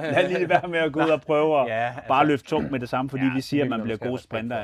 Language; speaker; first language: Danish; native; Danish